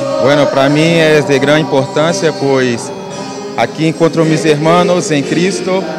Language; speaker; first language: Spanish; non-native, fluent; Portuguese